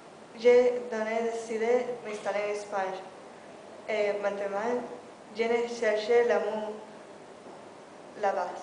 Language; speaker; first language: French; non-native, learner; Spanish